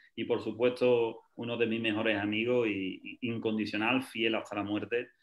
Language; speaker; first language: Spanish; native; Spanish